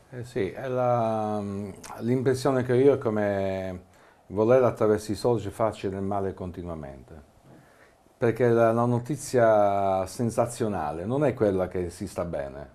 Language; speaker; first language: Italian; native; Italian